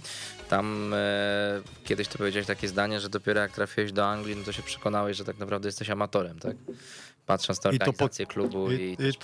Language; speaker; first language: Polish; native; Polish